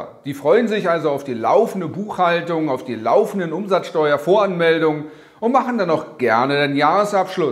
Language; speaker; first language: German; native; German